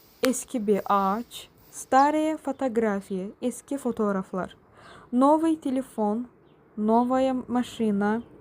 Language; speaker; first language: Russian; non-native, fluent; Turkish